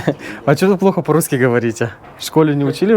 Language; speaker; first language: Russian; native; Russian